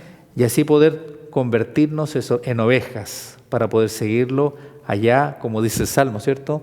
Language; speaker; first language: Spanish; native; Spanish